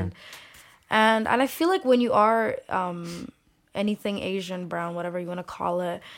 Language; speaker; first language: English; early bilingual, other home language; Bangla